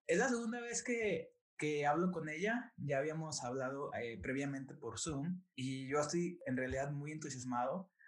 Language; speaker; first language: Spanish; native; Spanish